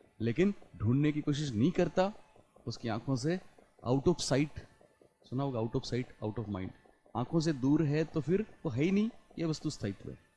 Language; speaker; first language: Hindi; native; Hindi